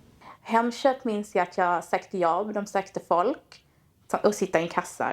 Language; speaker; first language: Swedish; native; Swedish